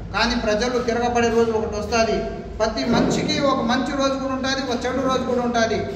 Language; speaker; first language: Telugu; non-native, local second language; Urdu